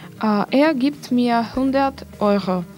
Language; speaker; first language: German; non-native, learner; Russian